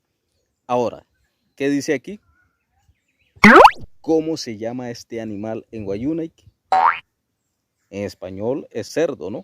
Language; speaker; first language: Spanish; non-native, local second language; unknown